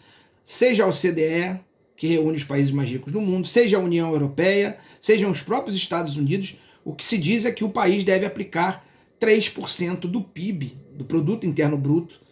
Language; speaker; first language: Portuguese; native; Portuguese